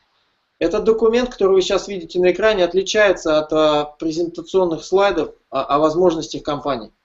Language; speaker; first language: Russian; native; Russian